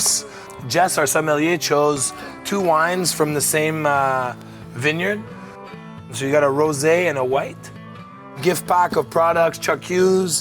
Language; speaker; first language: English; native; English